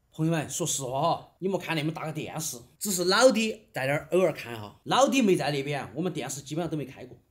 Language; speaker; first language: Chinese; native; Chinese